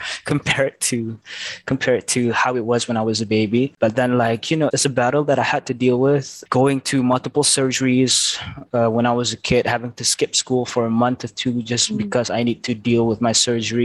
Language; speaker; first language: English; non-native, local second language; Malay